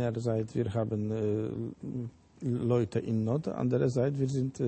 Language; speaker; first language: German; non-native, fluent; Polish